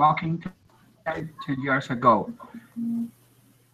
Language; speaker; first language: English; non-native, learner; Spanish